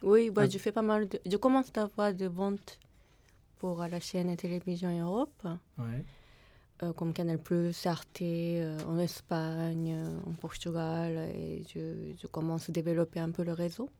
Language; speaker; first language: French; non-native, fluent; Japanese